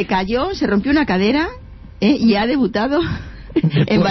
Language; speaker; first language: Spanish; native; Spanish